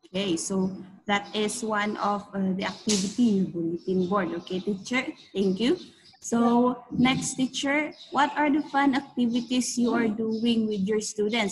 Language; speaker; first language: English; non-native, fluent; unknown